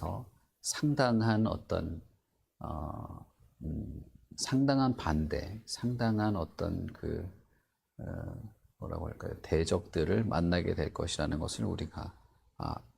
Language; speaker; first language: Korean; native; Korean